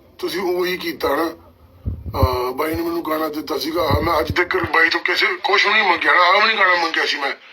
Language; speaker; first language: Punjabi; early bilingual, heritage; Punjabi